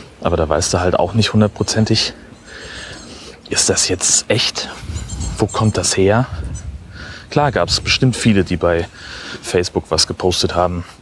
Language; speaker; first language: German; native; German